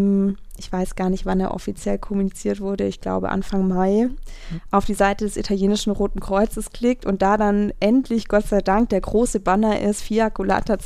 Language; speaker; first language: German; native; German